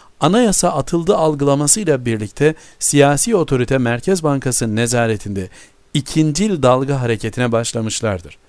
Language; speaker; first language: Turkish; native; Turkish